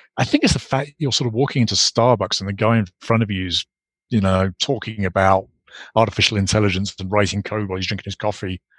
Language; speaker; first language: English; native; English